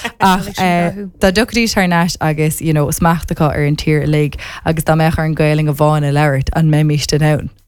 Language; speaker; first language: Irish; non-native, local second language; English